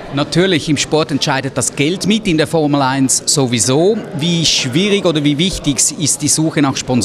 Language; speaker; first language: German; native; German